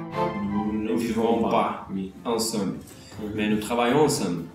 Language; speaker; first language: French; non-native, learner; Portuguese